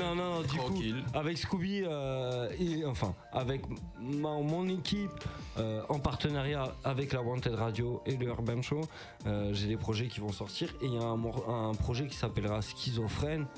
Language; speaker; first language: French; native; French